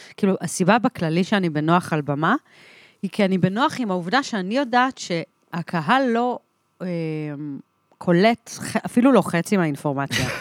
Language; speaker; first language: Hebrew; early bilingual, other home language; English